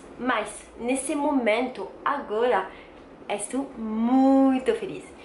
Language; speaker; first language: Portuguese; non-native, learner; French